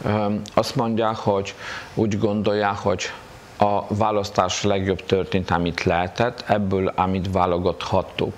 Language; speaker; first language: Hungarian; non-native, fluent; Polish